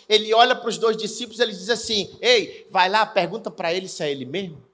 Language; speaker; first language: Portuguese; native; Portuguese